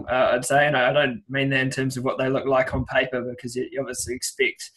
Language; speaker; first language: English; native; English